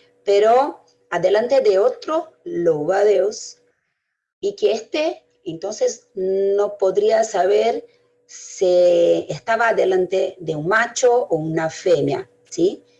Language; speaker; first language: Spanish; non-native, fluent; Portuguese